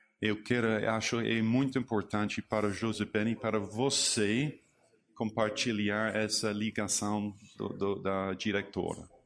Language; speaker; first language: Portuguese; non-native, learner; English